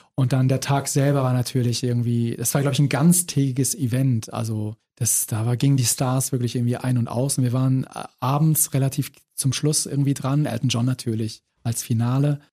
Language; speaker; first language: German; native; German